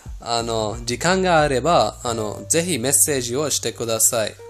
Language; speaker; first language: Japanese; non-native, fluent; Persian